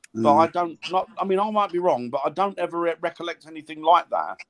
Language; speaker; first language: English; native; English